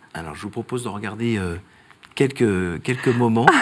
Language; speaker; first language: French; non-native, fluent; Polish